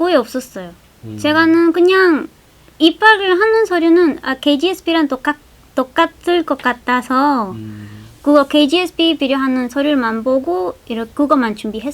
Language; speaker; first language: Korean; non-native, fluent; Spanish